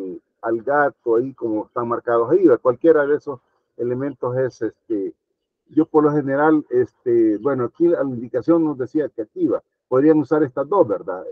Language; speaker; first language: Spanish; native; Spanish